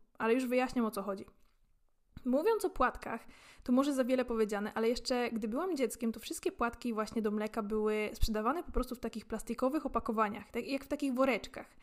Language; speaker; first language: Polish; native; Polish